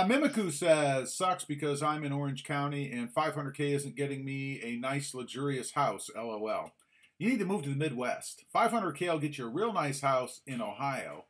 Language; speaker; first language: English; native; English